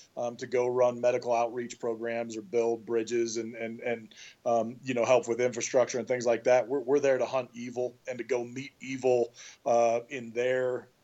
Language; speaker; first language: English; native; English